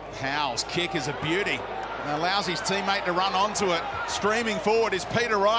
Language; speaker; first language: English; native; English